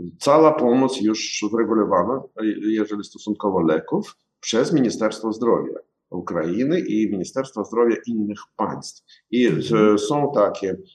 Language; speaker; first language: Polish; non-native, learner; Ukrainian